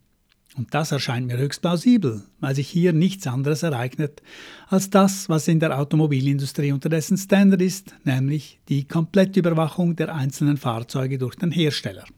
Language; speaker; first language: German; native; German